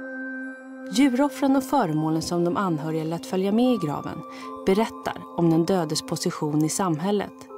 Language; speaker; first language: Swedish; native; Swedish